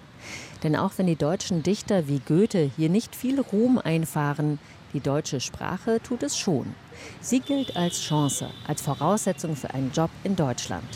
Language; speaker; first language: German; native; German